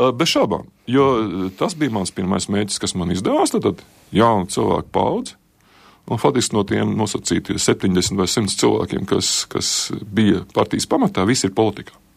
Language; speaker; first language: Latvian; native; Latvian